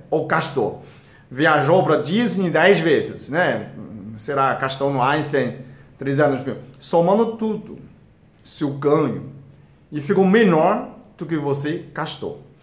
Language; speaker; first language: Portuguese; non-native, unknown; Chinese